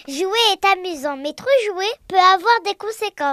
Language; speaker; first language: French; native; French